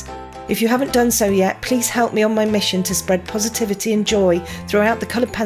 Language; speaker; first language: English; native; English